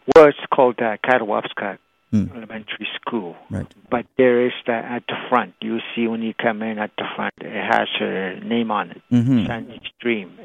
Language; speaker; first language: English; non-native, fluent; Cree